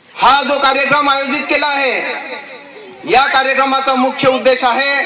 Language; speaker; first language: Marathi; non-native, local second language; Bhili